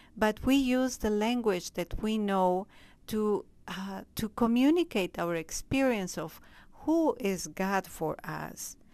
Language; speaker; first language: English; non-native, fluent; Spanish